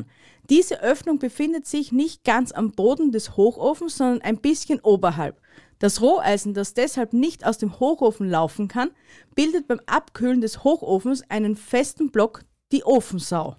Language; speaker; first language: German; native; German